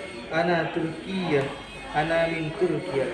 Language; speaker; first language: Arabic; non-native, learner; Indonesian